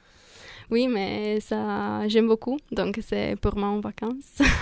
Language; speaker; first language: French; non-native, fluent; Italian